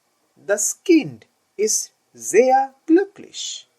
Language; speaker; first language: German; non-native, learner; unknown